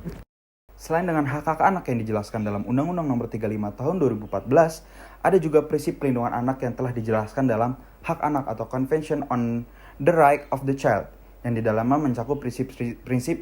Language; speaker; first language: Indonesian; native; Indonesian